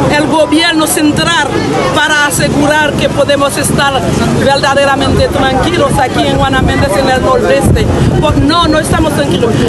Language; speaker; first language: Spanish; non-native, fluent; Haitian Creole